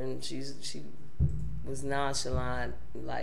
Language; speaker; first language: English; native; English